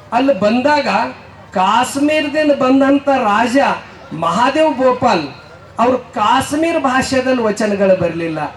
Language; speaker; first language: Kannada; native; Kannada